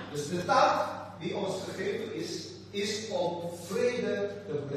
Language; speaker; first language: Dutch; non-native, fluent; Indonesian